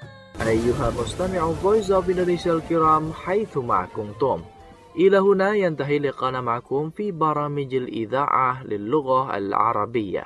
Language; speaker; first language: Arabic; non-native, fluent; Indonesian